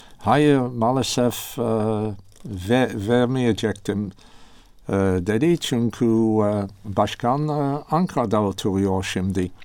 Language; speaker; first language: Turkish; non-native, learner; English